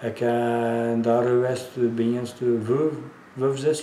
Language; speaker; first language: Dutch; non-native, local second language; French